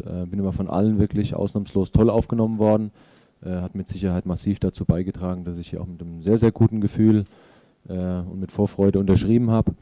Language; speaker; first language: German; native; German